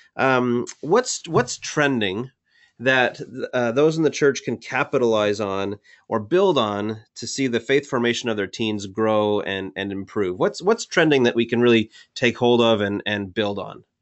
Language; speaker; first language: English; native; English